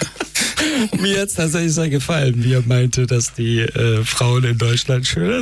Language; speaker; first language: German; early bilingual, other home language; Persian